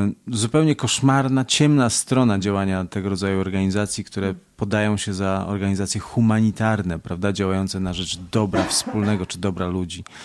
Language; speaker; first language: Polish; native; Polish